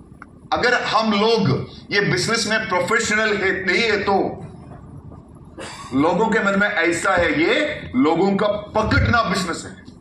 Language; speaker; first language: Hindi; non-native, local second language; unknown